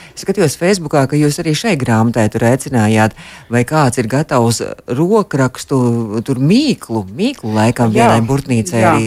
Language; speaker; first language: Latvian; native; Latvian